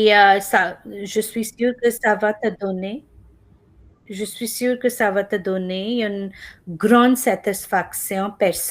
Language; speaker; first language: French; non-native, fluent; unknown